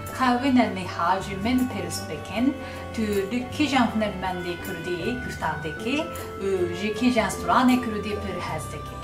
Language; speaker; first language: Kurdish; non-native, learner; Japanese